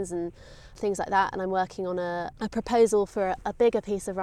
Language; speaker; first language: English; native; English